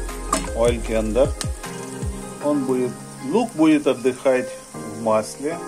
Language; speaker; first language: Russian; non-native, fluent; Hindi